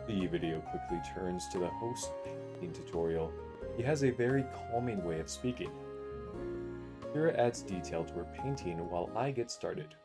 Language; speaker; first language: English; native; English